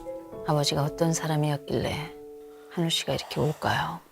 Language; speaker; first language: Korean; native; Korean